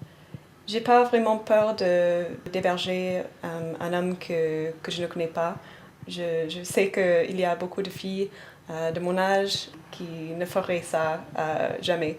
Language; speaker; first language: French; non-native, fluent; English